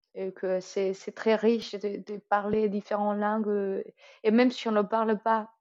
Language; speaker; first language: French; non-native, fluent; Spanish